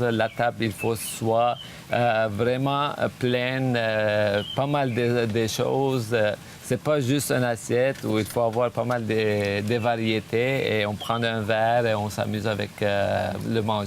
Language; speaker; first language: French; non-native, fluent; Armenian